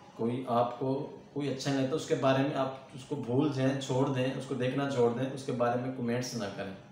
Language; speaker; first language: Urdu; non-native, local second language; Punjabi